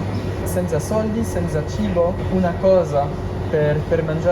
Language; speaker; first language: Italian; non-native, learner; French